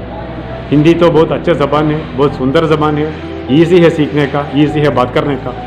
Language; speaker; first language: Hindi; non-native, local second language; Malayalam